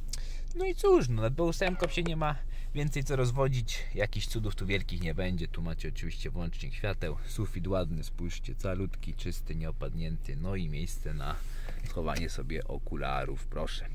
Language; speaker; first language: Polish; native; Polish